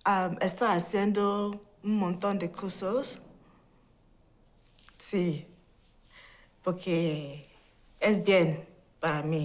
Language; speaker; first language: Spanish; non-native, learner; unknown